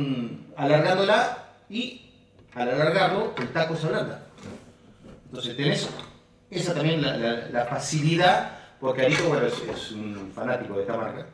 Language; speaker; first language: Spanish; native; Spanish